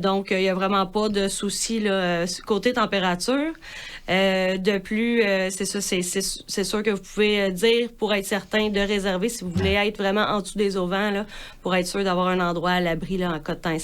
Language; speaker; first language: French; native; French